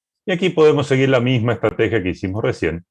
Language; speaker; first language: Spanish; native; Spanish